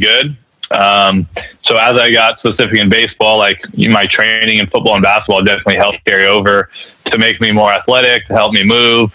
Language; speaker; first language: English; native; English